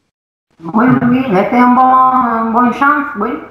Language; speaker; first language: French; non-native, learner; Italian